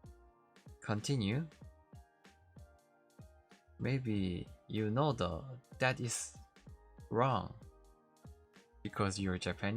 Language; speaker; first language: English; non-native, learner; Korean